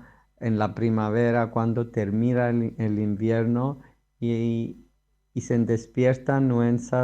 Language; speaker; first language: Spanish; non-native, fluent; Greek